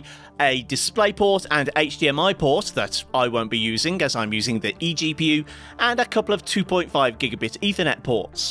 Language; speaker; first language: English; native; English